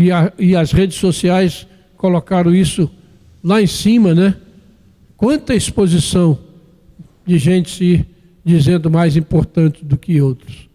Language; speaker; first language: Portuguese; native; Portuguese